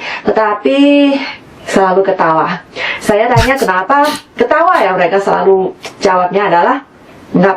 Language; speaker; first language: Indonesian; non-native, fluent; Chinese